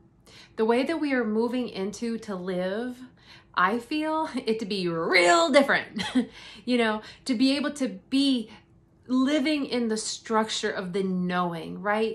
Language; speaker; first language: English; native; English